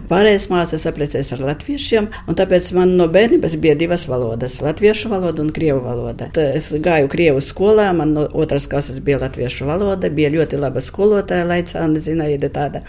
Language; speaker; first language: Latvian; native; Latvian